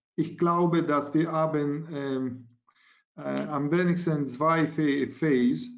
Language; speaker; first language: German; non-native, learner; Italian